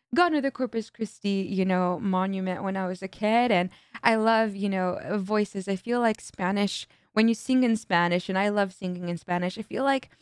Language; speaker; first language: English; early bilingual, other home language; Spanish